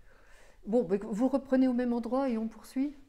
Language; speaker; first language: French; native; French